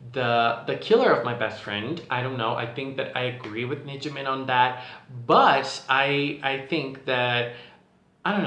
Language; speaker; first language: English; non-native, fluent; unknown